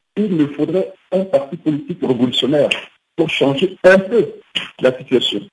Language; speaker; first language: French; non-native, local second language; Sango